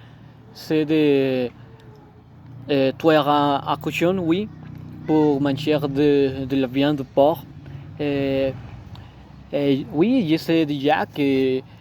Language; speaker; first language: French; non-native, learner; Spanish